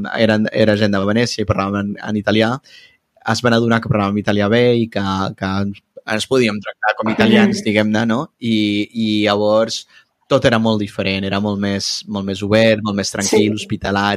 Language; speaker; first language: Catalan; non-native, fluent; Spanish